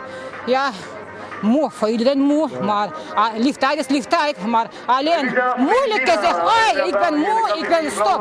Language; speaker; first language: Dutch; non-native, learner; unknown